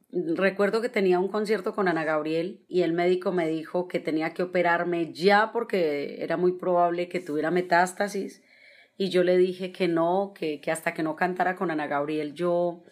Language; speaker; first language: Spanish; native; Spanish